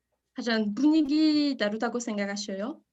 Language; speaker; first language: Korean; non-native, learner; French